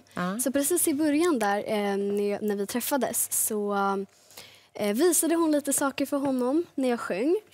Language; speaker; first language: Swedish; native; Swedish